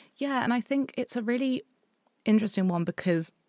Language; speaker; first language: English; native; English